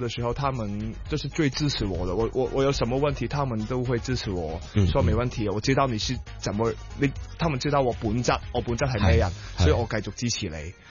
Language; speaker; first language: Chinese; non-native, fluent; Cantonese